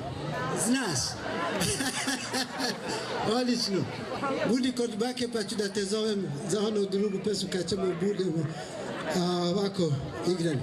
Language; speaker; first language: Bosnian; non-native, fluent; Swahili